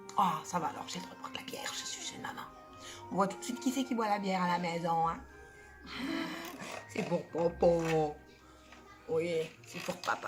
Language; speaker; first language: French; native; French